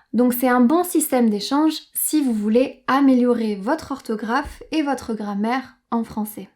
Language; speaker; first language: French; native; French